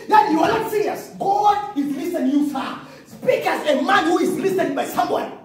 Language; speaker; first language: English; non-native, local second language; Swahili